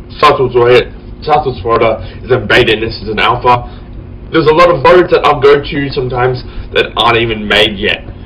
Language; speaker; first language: English; native; English